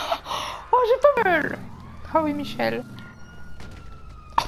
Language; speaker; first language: French; native; French